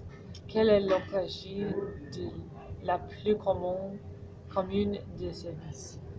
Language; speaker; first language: French; non-native, learner; English